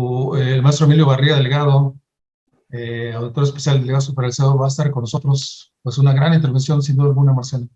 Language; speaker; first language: Spanish; native; Spanish